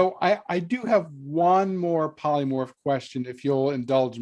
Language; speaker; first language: English; native; English